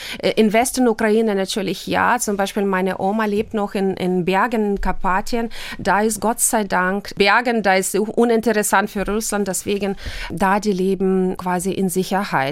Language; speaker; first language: German; non-native, fluent; Ukrainian